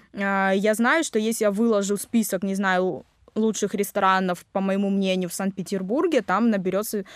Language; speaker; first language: Russian; non-native, local second language; Vietnamese